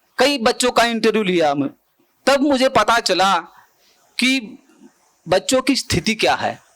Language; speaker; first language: Hindi; non-native, local second language; Bhili